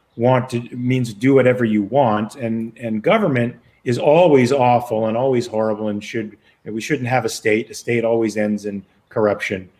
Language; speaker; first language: English; native; English